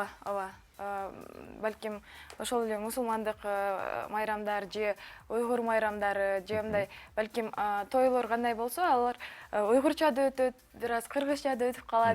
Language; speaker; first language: Kyrgyz; non-native, local second language; Uyghur